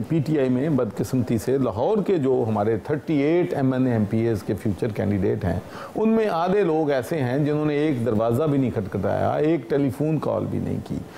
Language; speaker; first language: Urdu; non-native, local second language; Punjabi